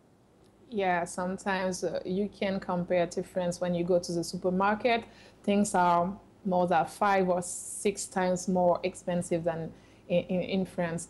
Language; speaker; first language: English; non-native, fluent; French